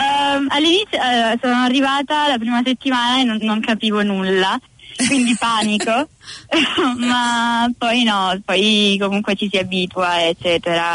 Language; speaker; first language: Italian; native; Italian